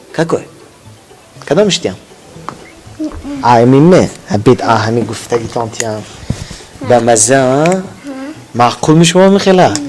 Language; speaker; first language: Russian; non-native, local second language; Tajik